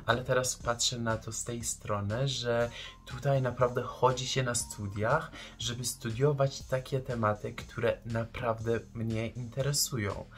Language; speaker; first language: Polish; non-native, fluent; Persian